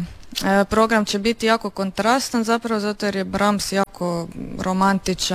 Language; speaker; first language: Serbian; native; Serbian